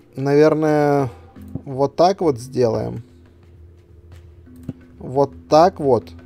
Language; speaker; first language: Russian; native; Russian